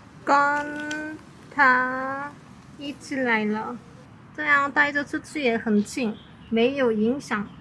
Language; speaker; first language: Chinese; non-native, learner; Korean